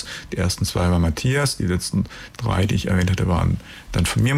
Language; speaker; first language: German; native; German